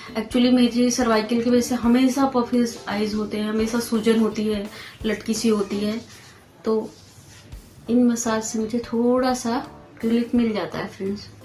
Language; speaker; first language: Hindi; native; Hindi